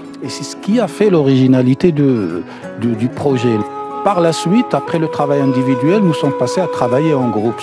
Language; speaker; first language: French; non-native, local second language; Arabic